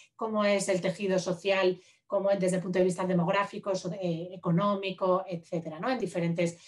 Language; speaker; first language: Spanish; native; Spanish